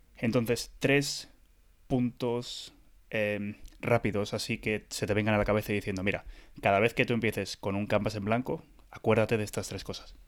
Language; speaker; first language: Spanish; native; Spanish